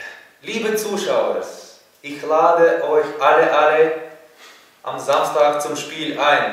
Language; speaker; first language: German; non-native, learner; Latvian